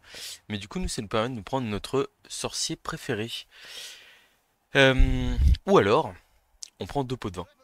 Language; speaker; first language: French; native; French